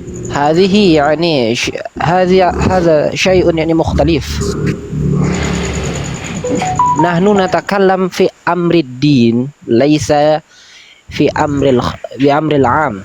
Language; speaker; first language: Arabic; non-native, fluent; Indonesian